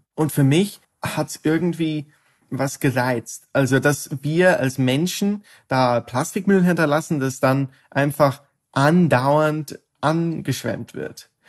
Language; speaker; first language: German; non-native, fluent; English